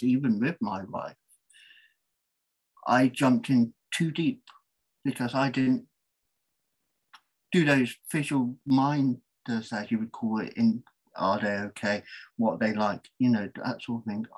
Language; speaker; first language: English; native; English